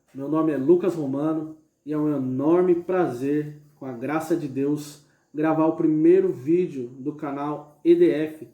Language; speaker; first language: Portuguese; native; Portuguese